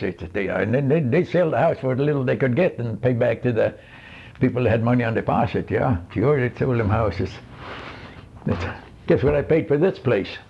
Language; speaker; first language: English; non-native, fluent; Swedish